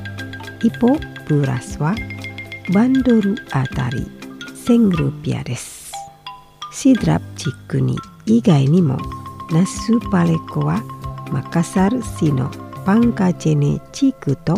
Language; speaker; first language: Japanese; non-native, fluent; Indonesian